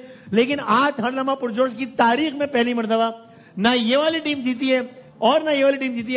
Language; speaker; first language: Urdu; native; Urdu